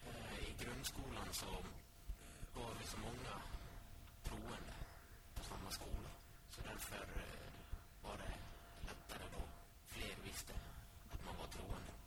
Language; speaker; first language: Swedish; early bilingual, other home language; Finnish